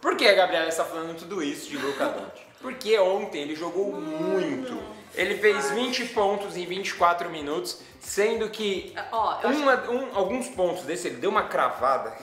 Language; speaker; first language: Portuguese; native; Portuguese